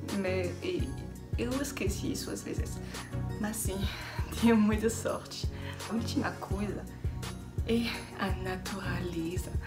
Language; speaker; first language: Portuguese; non-native, learner; French